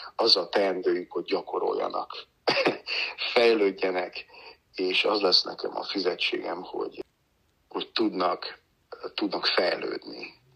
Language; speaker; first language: Hungarian; native; Hungarian